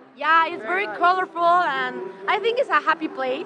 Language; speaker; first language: English; non-native, learner; Spanish